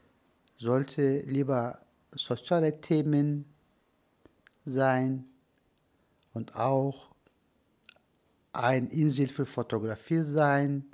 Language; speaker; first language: German; non-native, learner; Turkish